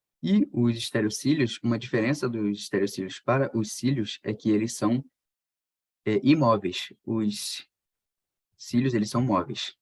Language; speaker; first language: Portuguese; native; Portuguese